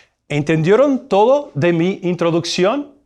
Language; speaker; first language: Spanish; non-native, fluent; English